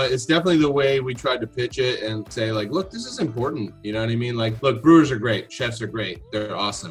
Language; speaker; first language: English; native; English